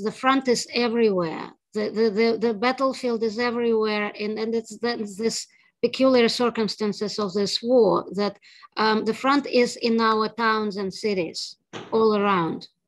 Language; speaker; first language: English; non-native, fluent; Ukrainian